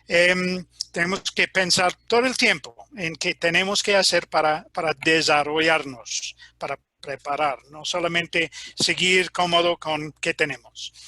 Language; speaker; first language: Spanish; non-native, fluent; English